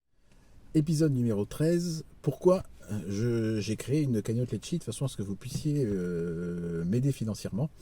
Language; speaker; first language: French; native; French